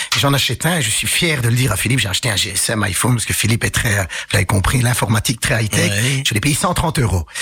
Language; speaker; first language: French; early bilingual, other home language; Arabic